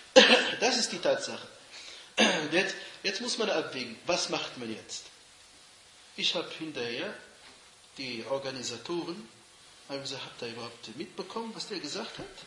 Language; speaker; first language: German; non-native, fluent; Arabic